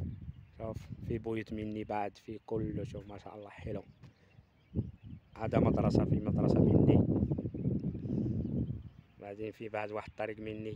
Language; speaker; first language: Arabic; non-native, learner; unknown